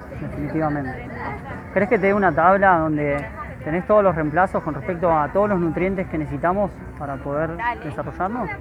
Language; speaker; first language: Spanish; native; Spanish